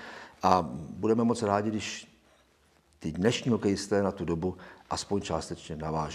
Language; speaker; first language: Czech; native; Czech